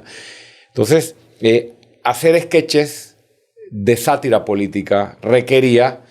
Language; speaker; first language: Spanish; native; Spanish